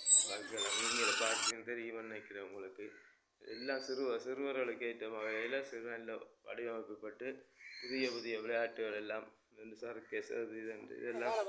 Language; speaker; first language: Tamil; native; Tamil